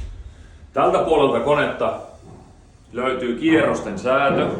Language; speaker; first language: Finnish; native; Finnish